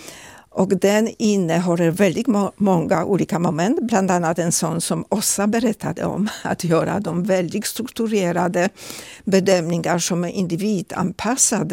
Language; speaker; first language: Swedish; non-native, fluent; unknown